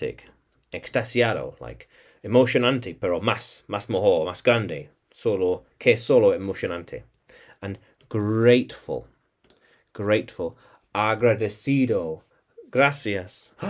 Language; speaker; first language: Spanish; non-native, learner; English